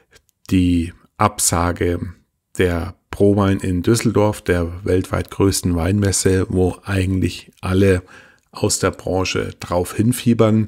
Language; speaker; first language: German; native; German